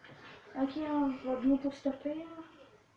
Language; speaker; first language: French; native; French